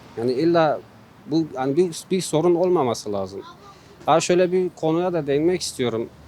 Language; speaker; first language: Turkish; non-native, local second language; Kurdish